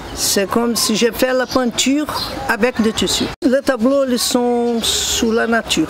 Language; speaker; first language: French; non-native, fluent; Portuguese